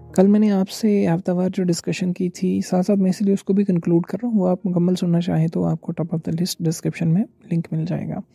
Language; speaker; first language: Urdu; native; Urdu